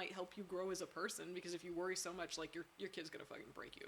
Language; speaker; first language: English; native; English